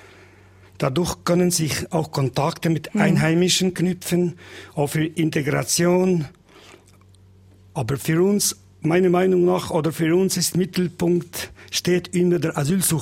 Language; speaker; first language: German; non-native, learner; Albanian